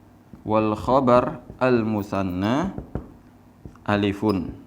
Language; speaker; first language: Arabic; non-native, fluent; Indonesian